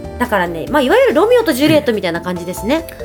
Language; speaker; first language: Japanese; native; Japanese